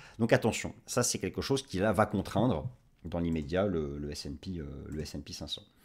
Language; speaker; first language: French; native; French